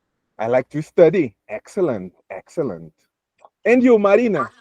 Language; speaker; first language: English; non-native, fluent; Portuguese